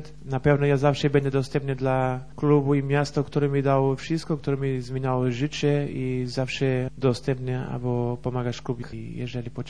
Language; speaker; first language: Polish; non-native, learner; Portuguese